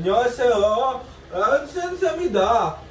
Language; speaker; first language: Korean; non-native, learner; Filipino